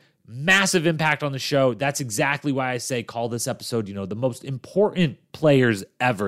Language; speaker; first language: English; native; English